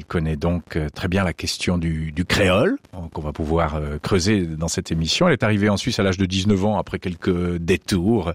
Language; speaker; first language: French; native; French